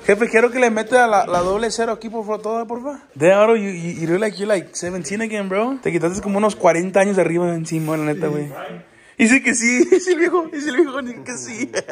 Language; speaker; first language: Spanish; early bilingual, heritage; Spanish